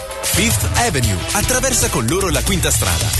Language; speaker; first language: Italian; native; Italian